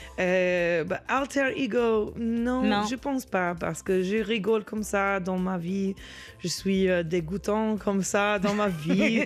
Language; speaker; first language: French; non-native, learner; English